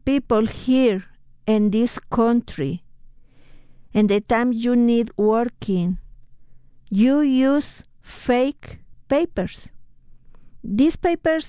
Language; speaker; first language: English; non-native, fluent; Spanish